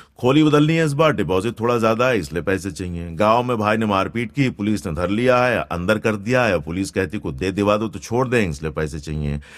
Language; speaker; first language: Hindi; non-native, local second language; Gujarati